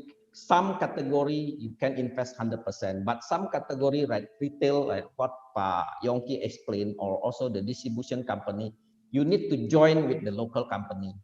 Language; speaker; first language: English; non-native, fluent; Indonesian